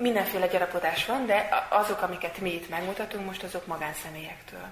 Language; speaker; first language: Hungarian; native; Hungarian